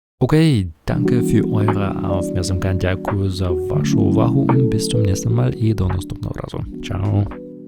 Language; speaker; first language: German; non-native, fluent; Ukrainian